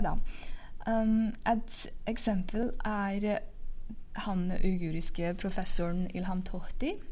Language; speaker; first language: Norwegian; non-native, fluent; Uyghur